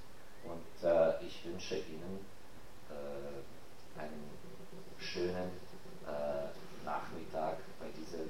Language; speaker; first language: German; non-native, fluent; Ukrainian